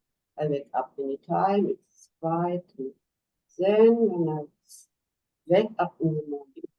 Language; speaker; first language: English; non-native, learner; German